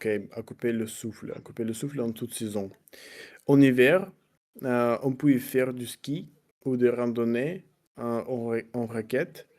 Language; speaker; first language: French; non-native, learner; Russian